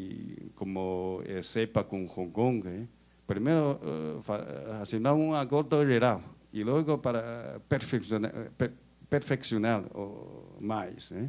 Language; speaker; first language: Portuguese; non-native, learner; Chinese